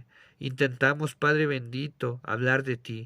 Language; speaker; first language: Spanish; native; Spanish